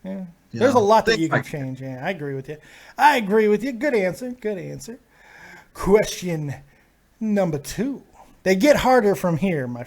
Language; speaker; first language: English; native; English